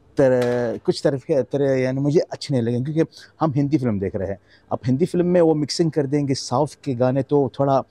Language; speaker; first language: Hindi; non-native, fluent; Arabic